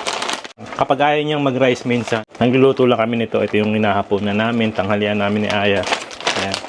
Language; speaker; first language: Filipino; native; Filipino